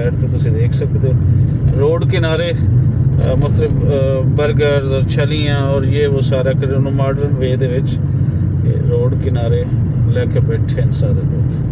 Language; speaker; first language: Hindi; non-native, local second language; Punjabi